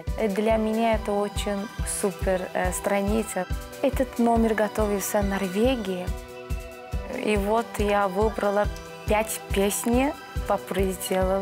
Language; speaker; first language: Russian; non-native, learner; Azerbaijani